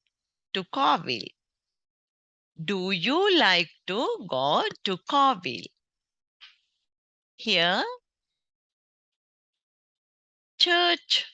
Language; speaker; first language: English; non-native, local second language; Sinhala